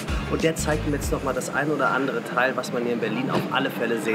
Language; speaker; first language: German; native; German